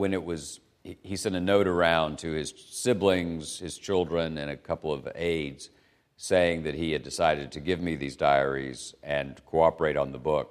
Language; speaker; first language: English; native; English